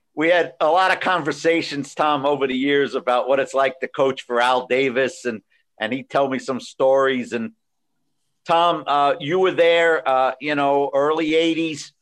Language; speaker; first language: English; native; English